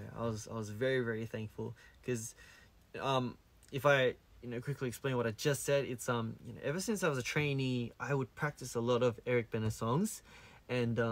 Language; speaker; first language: English; early bilingual, other home language; Korean